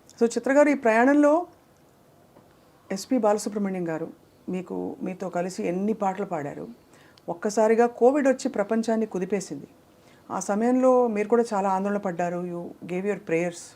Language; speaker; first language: Telugu; native; Telugu